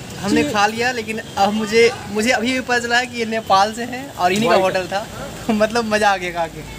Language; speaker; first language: Hindi; native; Hindi